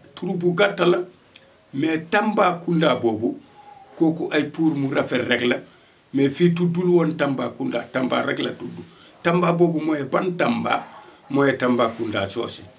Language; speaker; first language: Wolof; non-native, local second language; Fula